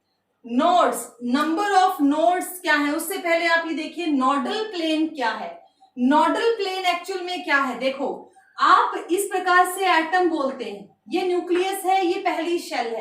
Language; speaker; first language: Hindi; native; Hindi